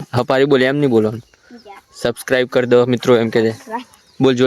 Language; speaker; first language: Hindi; non-native, local second language; Gujarati